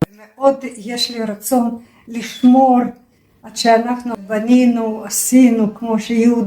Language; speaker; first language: Hebrew; non-native, fluent; Russian